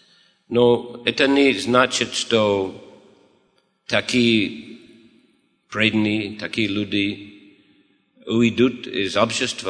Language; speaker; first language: Russian; non-native, fluent; English